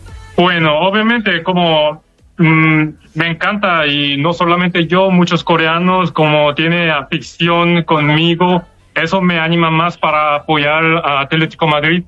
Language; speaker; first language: Spanish; non-native, learner; Korean